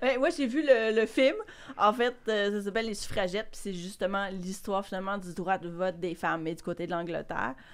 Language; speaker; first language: French; native; French